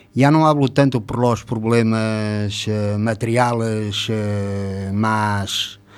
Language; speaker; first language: Spanish; non-native, fluent; Portuguese